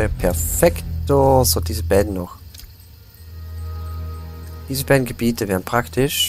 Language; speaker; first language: German; native; German